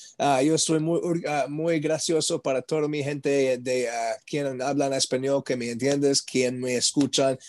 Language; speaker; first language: Spanish; non-native, learner; English